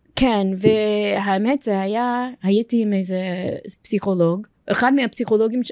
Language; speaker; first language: Hebrew; non-native, fluent; English